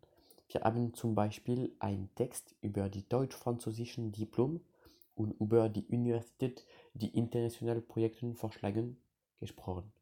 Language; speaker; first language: German; non-native, learner; French